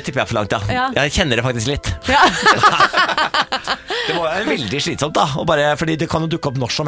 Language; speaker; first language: Norwegian; native; Norwegian